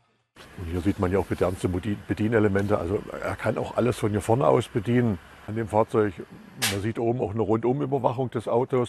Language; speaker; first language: German; native; German